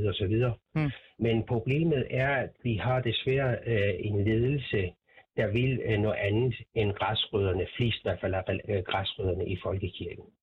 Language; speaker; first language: Danish; non-native, fluent; Persian